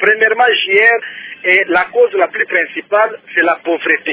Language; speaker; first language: French; non-native, local second language; Luba-Lulua